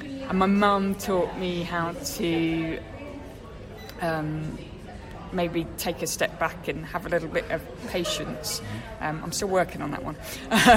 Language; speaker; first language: English; native; English